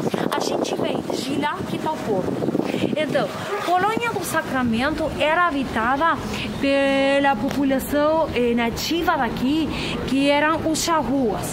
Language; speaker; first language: Portuguese; non-native, fluent; Spanish